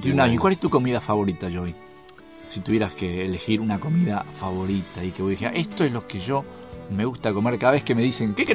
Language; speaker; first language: Spanish; native; Spanish